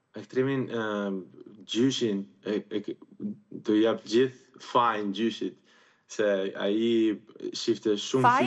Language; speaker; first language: Albanian; early bilingual, heritage; Albanian